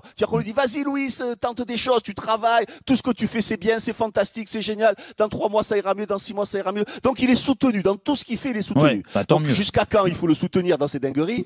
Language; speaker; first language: French; native; French